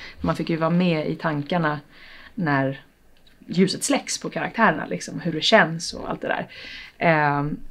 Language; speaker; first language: Swedish; native; Swedish